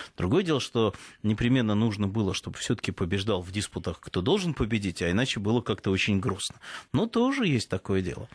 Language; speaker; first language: Russian; native; Russian